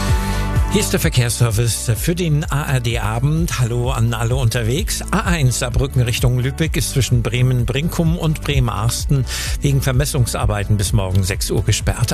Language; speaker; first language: German; native; German